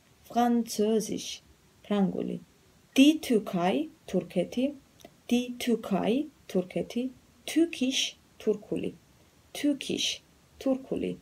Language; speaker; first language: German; non-native, fluent; Georgian